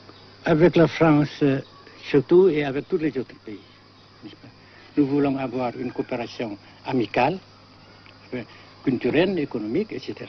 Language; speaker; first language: French; non-native, local second language; Vietnamese